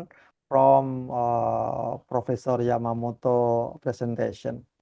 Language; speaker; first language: English; non-native, learner; Indonesian